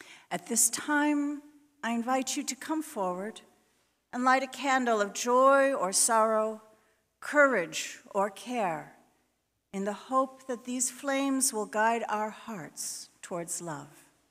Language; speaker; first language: English; native; English